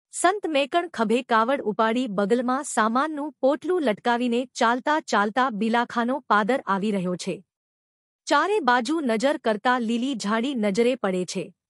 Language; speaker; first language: Gujarati; native; Gujarati